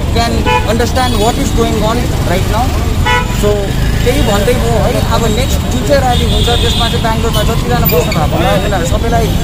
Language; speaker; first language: Nepali; native; Nepali